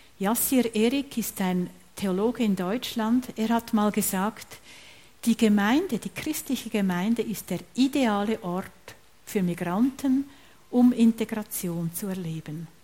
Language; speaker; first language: German; native; German